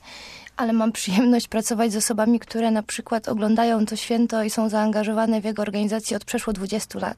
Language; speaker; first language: Polish; native; Polish